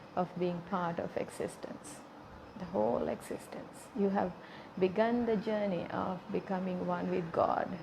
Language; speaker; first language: English; non-native, local second language; Sinhala